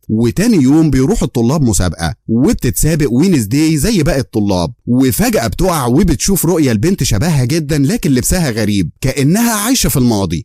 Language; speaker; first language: Arabic; native; Arabic